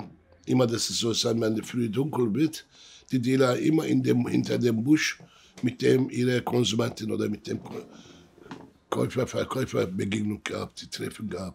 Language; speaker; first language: German; early bilingual, other home language; Turkish